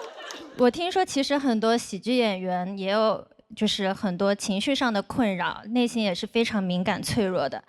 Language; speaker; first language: Chinese; native; Chinese